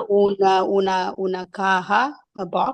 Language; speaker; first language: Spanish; non-native, learner; English